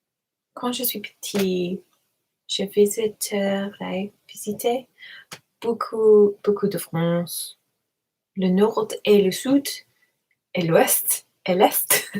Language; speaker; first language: French; non-native, learner; English